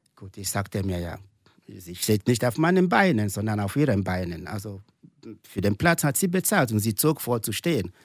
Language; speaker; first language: German; non-native, fluent; Igbo